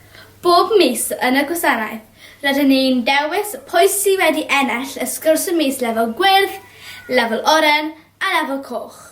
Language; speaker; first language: Welsh; non-native, local second language; English